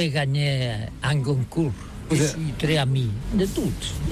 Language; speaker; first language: French; non-native, learner; Catalan